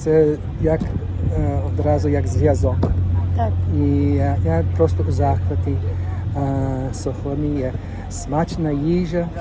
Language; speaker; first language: Ukrainian; non-native, learner; English